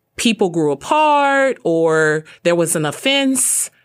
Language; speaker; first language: English; native; English